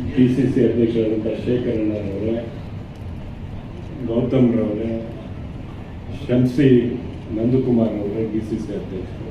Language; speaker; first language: Kannada; native; Kannada